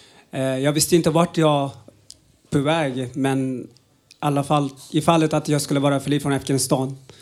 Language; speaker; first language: Swedish; non-native, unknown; Uzbek